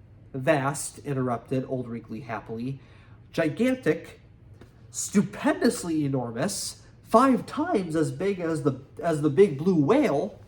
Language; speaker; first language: English; native; English